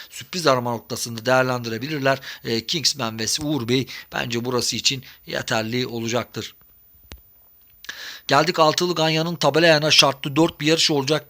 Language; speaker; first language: Turkish; native; Turkish